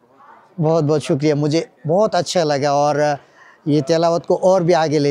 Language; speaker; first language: Hindi; non-native, learner; Bangla